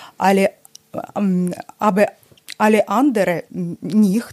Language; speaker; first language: German; non-native, learner; Ukrainian